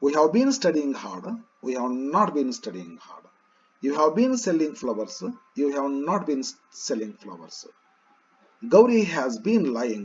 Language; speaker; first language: English; non-native, local second language; Kannada